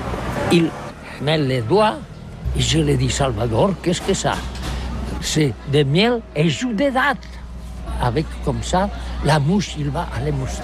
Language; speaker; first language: French; non-native, learner; Catalan